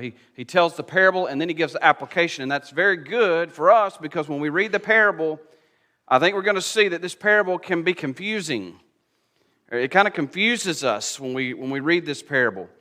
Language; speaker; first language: English; native; English